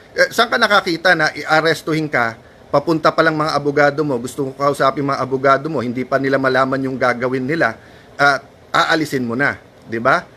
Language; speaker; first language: Filipino; native; Filipino